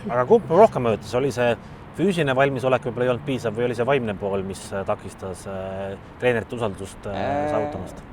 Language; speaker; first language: Estonian; native; Estonian